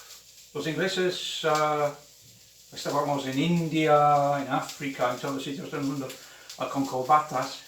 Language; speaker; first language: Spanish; non-native, fluent; English